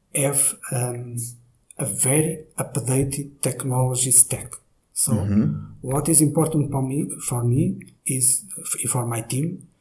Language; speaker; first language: English; non-native, fluent; Portuguese